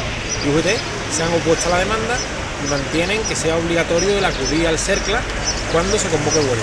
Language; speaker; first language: Spanish; native; Spanish